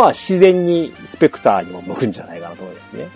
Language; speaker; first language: Japanese; native; Japanese